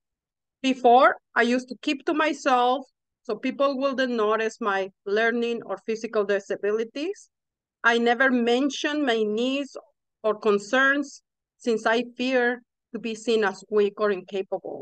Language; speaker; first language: English; non-native, fluent; Spanish